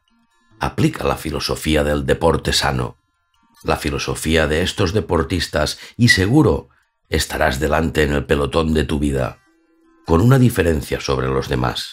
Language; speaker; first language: Spanish; native; Spanish